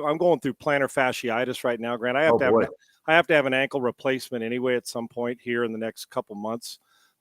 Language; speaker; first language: English; native; English